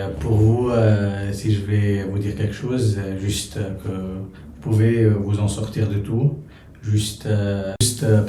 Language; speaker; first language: French; non-native, local second language; Arabic